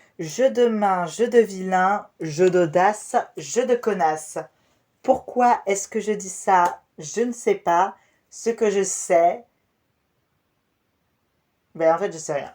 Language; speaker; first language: French; native; French